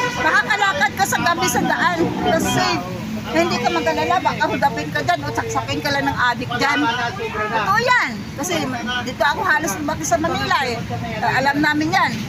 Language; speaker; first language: Filipino; non-native, local second language; Hiligaynon